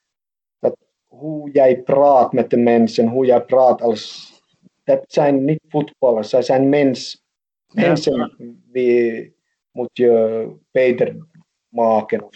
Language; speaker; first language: Dutch; non-native, fluent; Finnish